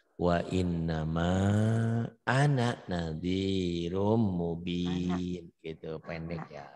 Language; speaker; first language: Indonesian; non-native, local second language; Sundanese